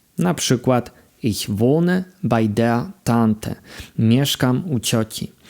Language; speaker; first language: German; non-native, fluent; Polish